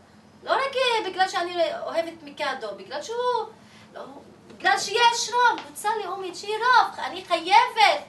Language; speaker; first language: Hebrew; non-native, local second language; Arabic